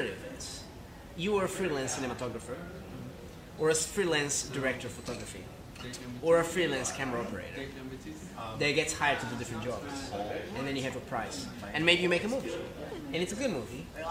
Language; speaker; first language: English; non-native, fluent; Portuguese